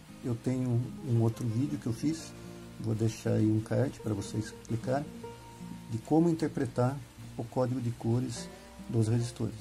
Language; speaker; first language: Portuguese; native; Portuguese